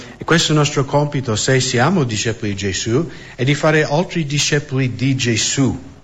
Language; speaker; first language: Italian; non-native, fluent; English